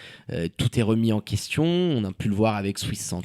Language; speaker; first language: French; native; French